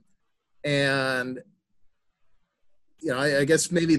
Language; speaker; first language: English; native; English